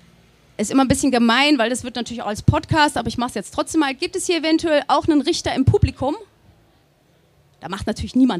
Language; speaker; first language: German; native; German